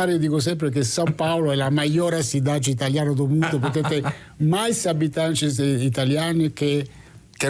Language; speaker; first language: Portuguese; non-native, fluent; Italian